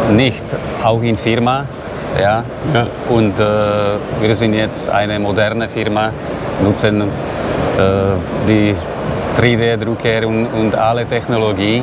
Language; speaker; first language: German; non-native, learner; Slovak